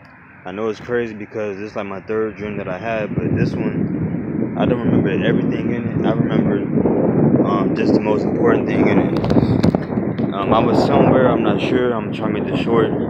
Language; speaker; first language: English; native; English